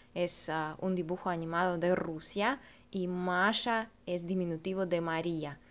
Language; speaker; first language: Spanish; non-native, fluent; Russian